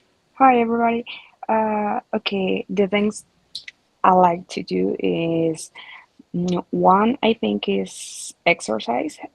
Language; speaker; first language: English; non-native, learner; Spanish